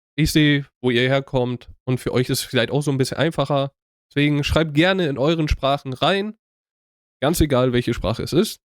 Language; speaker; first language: German; native; German